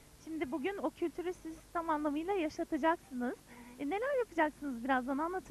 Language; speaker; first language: Turkish; native; Turkish